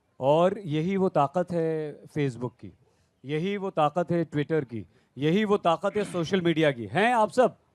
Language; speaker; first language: Hindi; native; Hindi